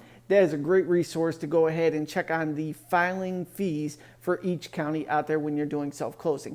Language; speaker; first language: English; native; English